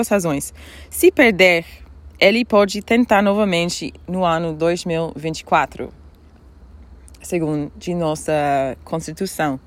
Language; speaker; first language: Portuguese; non-native, fluent; English